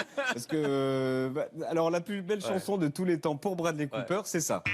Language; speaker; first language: French; native; French